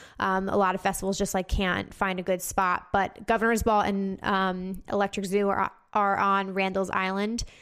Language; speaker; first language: English; native; English